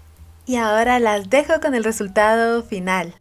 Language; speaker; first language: Spanish; native; Spanish